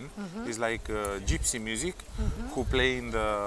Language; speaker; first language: English; non-native, learner; Romanian